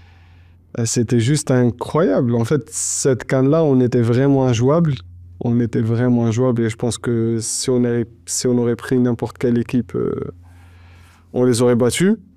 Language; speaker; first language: French; non-native, local second language; Arabic